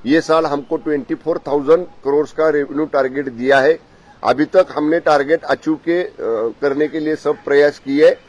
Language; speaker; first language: Hindi; non-native, local second language; Marathi